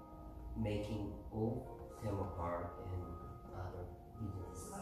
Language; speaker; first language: English; non-native, learner; Korean